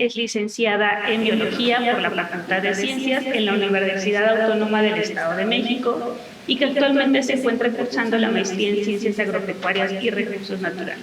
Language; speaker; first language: Spanish; native; Spanish